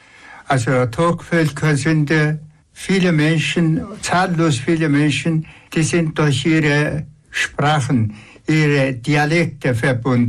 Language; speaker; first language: German; non-native, fluent; Tuvinian